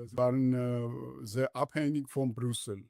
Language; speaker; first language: German; non-native, learner; Georgian